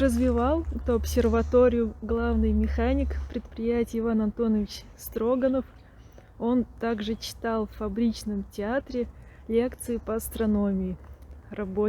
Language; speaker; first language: Russian; native; Russian